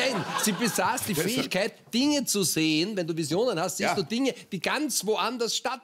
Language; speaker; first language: German; native; German